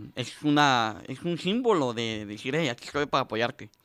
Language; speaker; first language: Spanish; native; Spanish